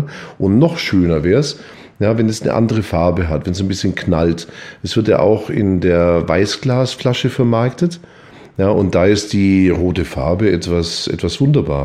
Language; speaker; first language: German; native; German